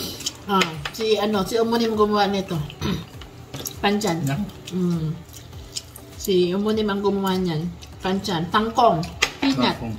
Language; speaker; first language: Korean; non-native, local second language; Filipino